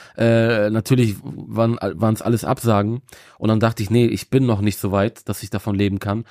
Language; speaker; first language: German; native; German